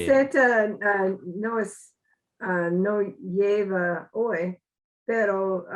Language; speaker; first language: Spanish; non-native, learner; English